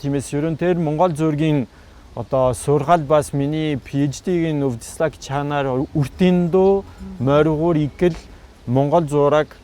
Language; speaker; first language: Mongolian; non-native, fluent; French